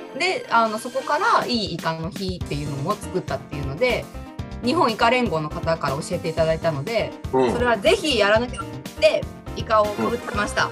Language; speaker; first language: Japanese; native; Japanese